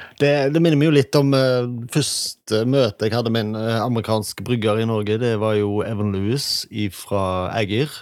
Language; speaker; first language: Norwegian; native; Norwegian